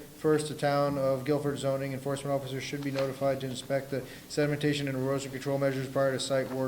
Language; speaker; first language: English; native; English